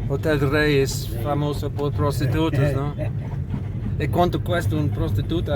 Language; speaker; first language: Spanish; non-native, learner; English